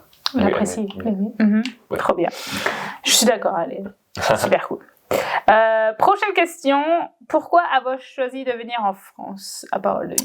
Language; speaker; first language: French; native; French